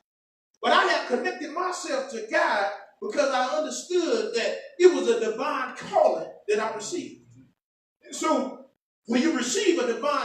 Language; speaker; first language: English; native; English